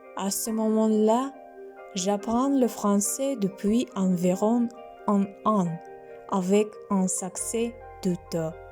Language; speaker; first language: French; non-native, learner; Russian